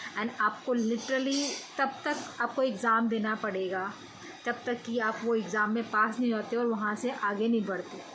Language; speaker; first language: Hindi; native; Hindi